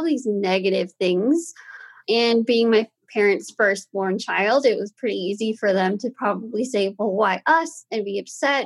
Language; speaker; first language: English; native; English